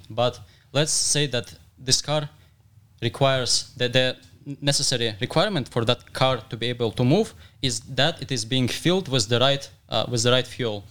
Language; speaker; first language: English; non-native, fluent; Russian